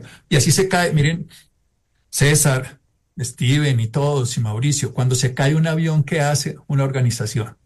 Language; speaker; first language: Spanish; native; Spanish